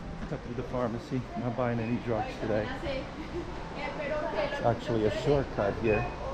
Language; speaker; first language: English; native; English